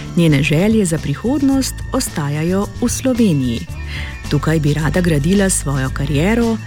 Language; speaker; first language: Slovenian; native; Slovenian